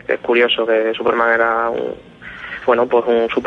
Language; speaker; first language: Spanish; native; Spanish